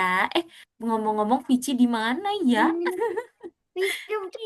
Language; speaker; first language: Indonesian; native; Indonesian